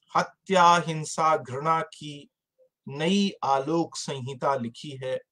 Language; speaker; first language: Hindi; native; Hindi